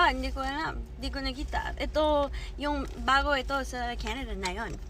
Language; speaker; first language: Filipino; non-native, learner; English